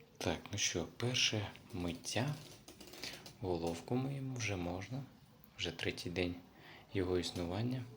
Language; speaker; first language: Ukrainian; non-native, local second language; Russian